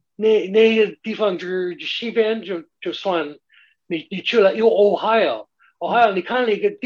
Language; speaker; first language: Chinese; non-native, fluent; English